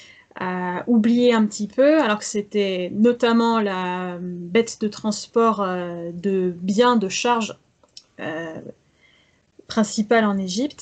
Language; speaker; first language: French; native; French